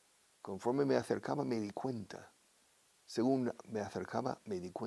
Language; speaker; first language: Spanish; non-native, fluent; English